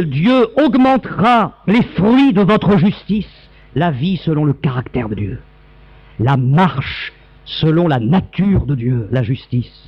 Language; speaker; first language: French; native; French